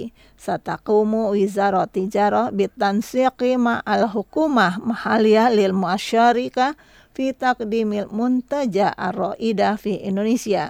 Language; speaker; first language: Arabic; non-native, fluent; Indonesian